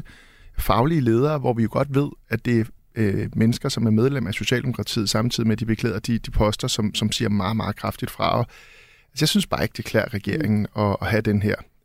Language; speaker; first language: Danish; native; Danish